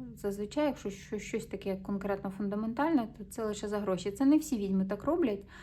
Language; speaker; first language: Ukrainian; non-native, local second language; Russian